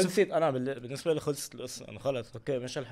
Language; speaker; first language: Arabic; native; Arabic